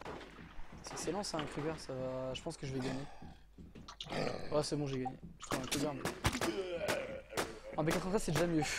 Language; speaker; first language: French; native; French